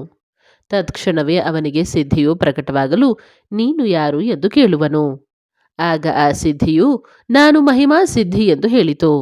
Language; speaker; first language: Kannada; native; Kannada